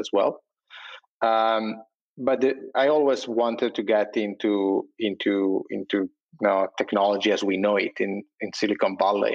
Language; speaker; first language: English; non-native, fluent; Italian